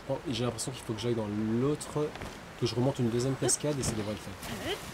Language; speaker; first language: French; native; French